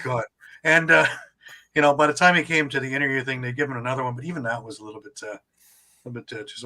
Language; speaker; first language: English; native; English